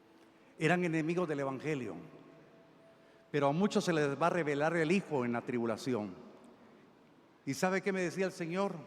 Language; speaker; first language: Spanish; native; Spanish